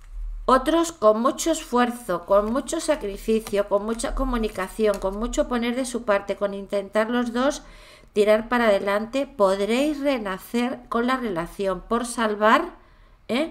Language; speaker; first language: Spanish; native; Spanish